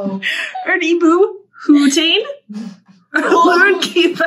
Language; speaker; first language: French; non-native, learner; English